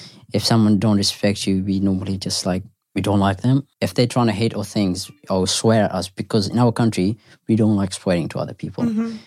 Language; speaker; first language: English; non-native, fluent; Pashto